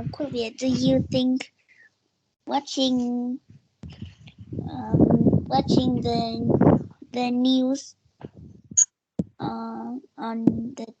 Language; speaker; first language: English; non-native, learner; Vietnamese